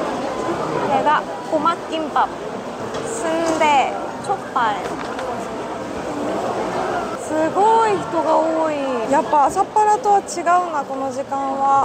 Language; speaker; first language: Japanese; native; Japanese